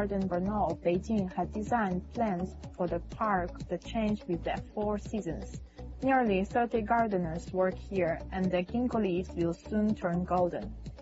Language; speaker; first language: English; non-native, fluent; Russian